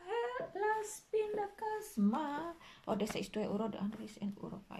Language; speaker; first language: Dutch; non-native, learner; Indonesian